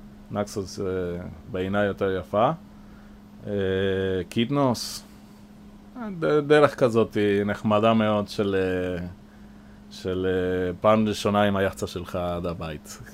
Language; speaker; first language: Hebrew; non-native, fluent; Spanish